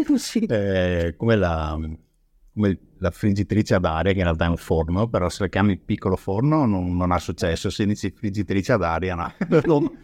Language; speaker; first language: Italian; native; Italian